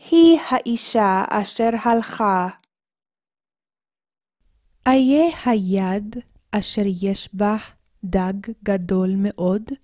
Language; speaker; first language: Hebrew; non-native, fluent; English